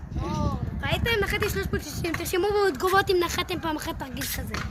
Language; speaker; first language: Hebrew; native; Hebrew